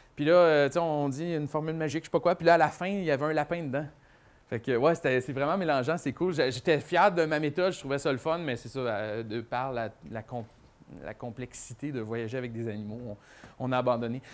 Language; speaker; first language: French; native; French